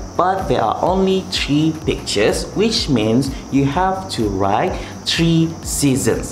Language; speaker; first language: English; non-native, local second language; Malay